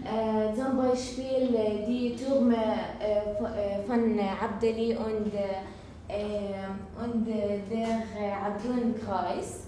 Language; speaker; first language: German; non-native, learner; Arabic